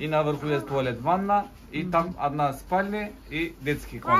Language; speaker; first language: Russian; non-native, learner; Turkish